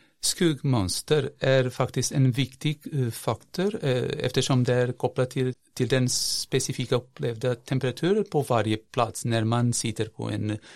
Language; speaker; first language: Swedish; non-native, fluent; Portuguese